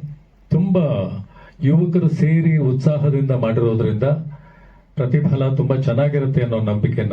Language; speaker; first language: Kannada; native; Kannada